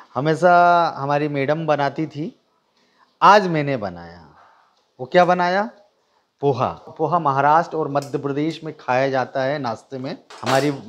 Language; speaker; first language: Hindi; native; Hindi